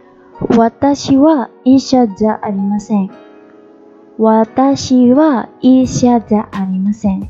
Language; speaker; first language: Japanese; non-native, fluent; Khmer